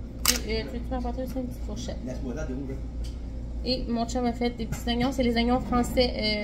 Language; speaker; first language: French; native; French